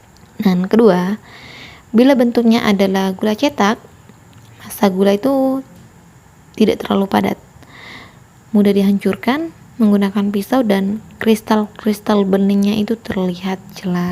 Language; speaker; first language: Indonesian; native; Indonesian